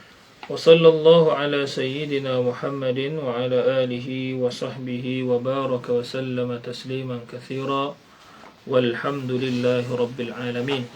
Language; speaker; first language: Arabic; non-native, fluent; Malay